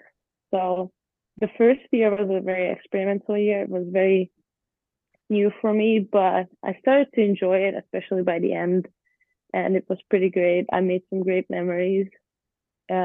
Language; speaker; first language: English; non-native, fluent; Hungarian